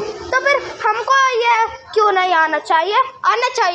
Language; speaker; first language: Hindi; non-native, local second language; Kannada